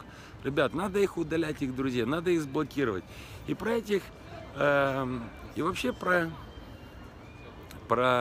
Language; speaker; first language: Russian; native; Russian